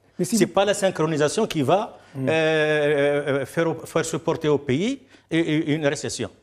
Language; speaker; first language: French; non-native, local second language; Arabic